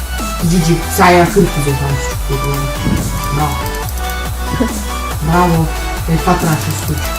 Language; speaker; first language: Bulgarian; native; Bulgarian